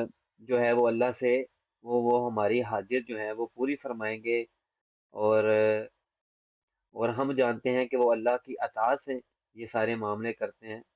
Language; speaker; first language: Hindi; non-native, local second language; Punjabi